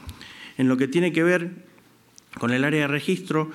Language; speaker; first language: Spanish; native; Spanish